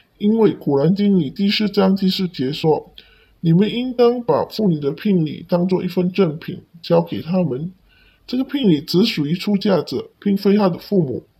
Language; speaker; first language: Chinese; non-native, local second language; Cantonese